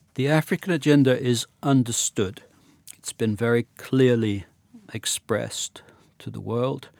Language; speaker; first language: English; native; English